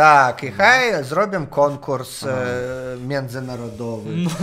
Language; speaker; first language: Polish; non-native, learner; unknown